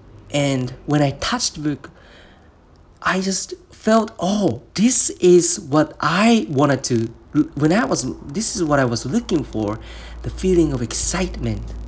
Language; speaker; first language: English; non-native, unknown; Japanese